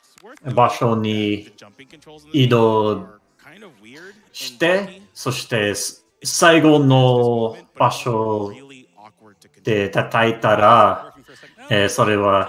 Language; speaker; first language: Japanese; non-native, learner; English